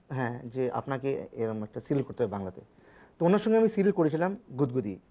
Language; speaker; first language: Bangla; native; Bangla